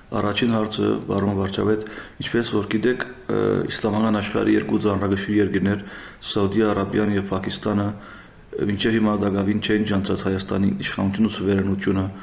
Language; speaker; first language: Armenian; early bilingual, heritage; Armenian